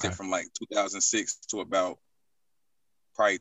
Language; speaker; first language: English; native; English